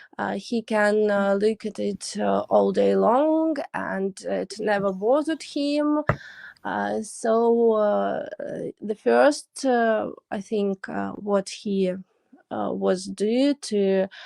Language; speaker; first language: English; non-native, learner; Russian